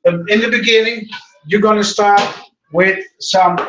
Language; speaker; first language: English; non-native, fluent; Dutch